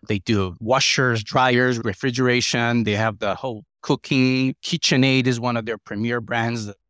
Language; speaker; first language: English; non-native, fluent; Portuguese